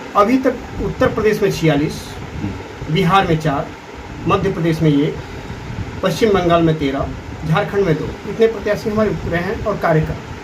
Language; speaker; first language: Hindi; native; Hindi